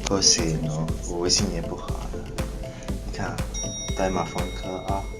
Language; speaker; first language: Chinese; non-native, learner; Italian